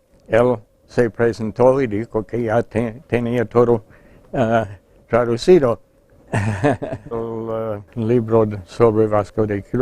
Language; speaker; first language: Spanish; non-native, fluent; English